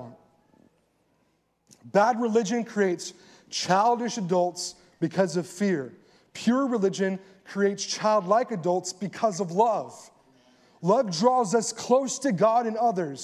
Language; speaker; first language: English; native; English